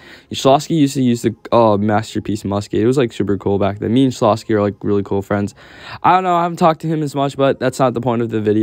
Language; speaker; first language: English; native; English